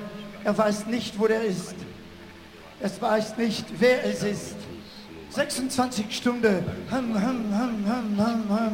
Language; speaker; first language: German; non-native, learner; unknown